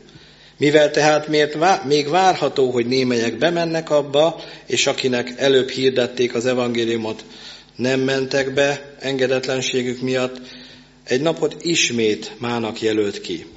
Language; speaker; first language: Hungarian; native; Hungarian